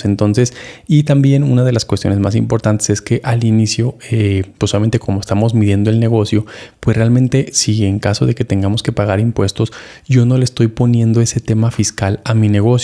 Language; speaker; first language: Spanish; native; Spanish